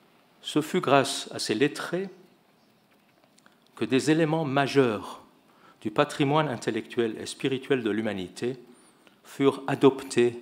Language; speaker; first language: French; non-native, fluent; Persian